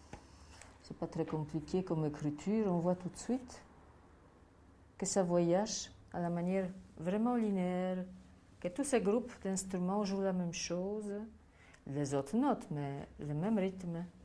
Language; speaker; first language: French; non-native, fluent; Polish